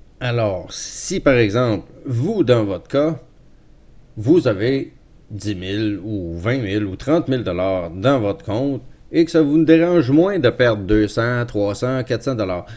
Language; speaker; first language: French; native; French